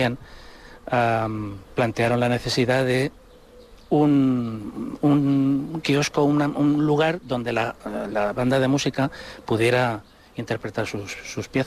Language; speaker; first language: Spanish; native; Spanish